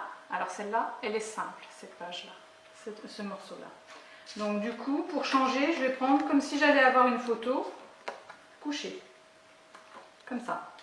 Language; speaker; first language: French; native; French